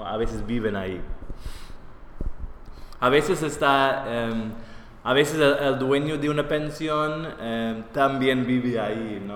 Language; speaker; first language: Spanish; non-native, fluent; English